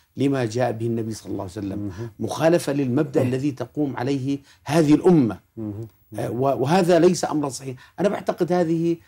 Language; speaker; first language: Arabic; native; Arabic